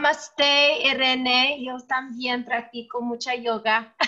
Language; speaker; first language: Spanish; non-native, learner; English